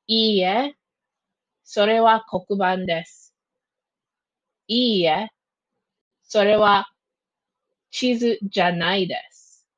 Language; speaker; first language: Japanese; non-native, fluent; English